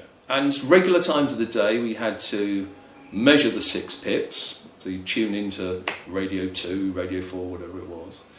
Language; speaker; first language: English; native; English